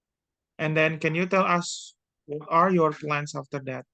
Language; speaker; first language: English; non-native, local second language; Indonesian